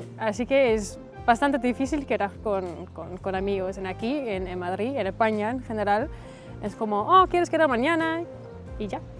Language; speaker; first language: Spanish; non-native, fluent; Dutch